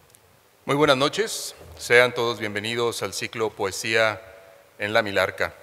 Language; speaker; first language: Spanish; native; Spanish